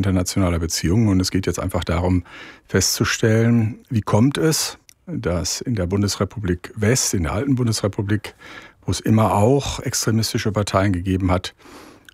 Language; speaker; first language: German; native; German